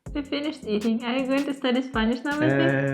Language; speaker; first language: English; non-native, fluent; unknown